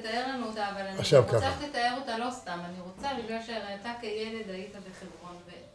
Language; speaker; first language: Hebrew; native; Hebrew